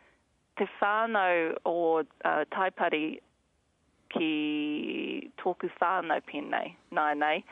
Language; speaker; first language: Māori; non-native, learner; English